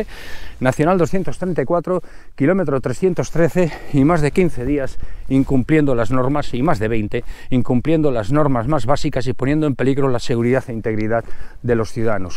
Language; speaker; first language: Spanish; native; Spanish